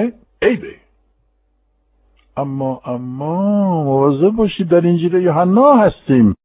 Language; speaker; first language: Persian; non-native, fluent; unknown